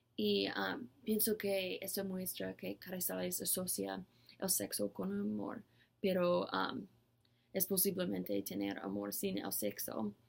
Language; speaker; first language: Spanish; non-native, learner; English